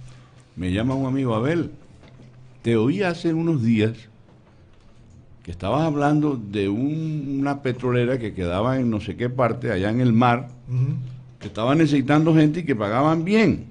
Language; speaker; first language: Spanish; native; Spanish